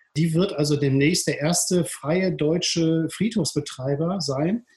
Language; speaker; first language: German; native; German